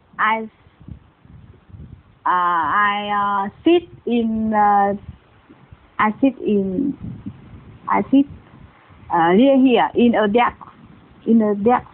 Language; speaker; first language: English; non-native, learner; Vietnamese